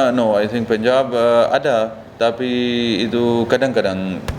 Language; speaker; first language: Indonesian; non-native, learner; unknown